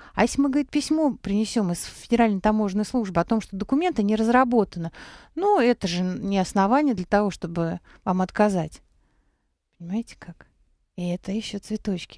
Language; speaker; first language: Russian; native; Russian